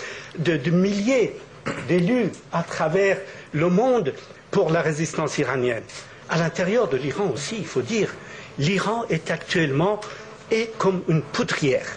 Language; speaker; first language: French; native; French